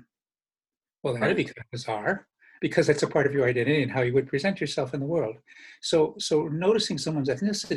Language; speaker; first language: English; native; English